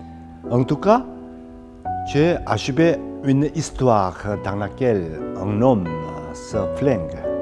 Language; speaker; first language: French; non-native, fluent; Korean